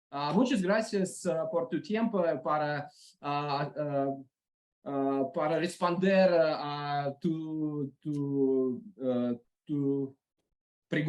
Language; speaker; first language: Spanish; non-native, learner; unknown